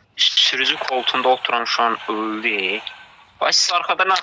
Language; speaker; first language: Turkish; non-native, fluent; Azerbaijani